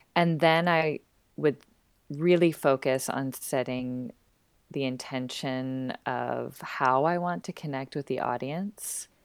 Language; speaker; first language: English; native; English